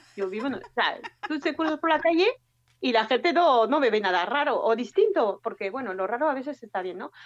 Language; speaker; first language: Spanish; non-native, fluent; French